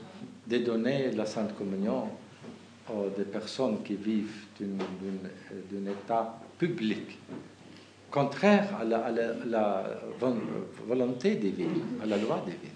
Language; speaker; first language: French; non-native, fluent; German